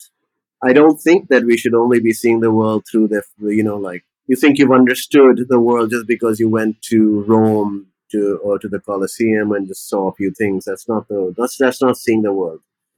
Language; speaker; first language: English; non-native, local second language; Urdu